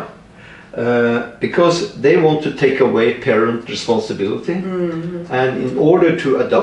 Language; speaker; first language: English; non-native, fluent; Norwegian